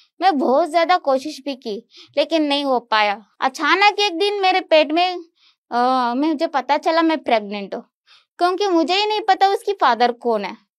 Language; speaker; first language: Hindi; non-native, local second language; Kannada